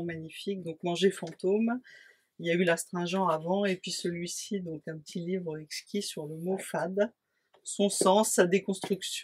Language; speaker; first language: French; native; French